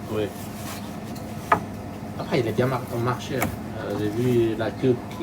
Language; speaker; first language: French; non-native, local second language; Chinese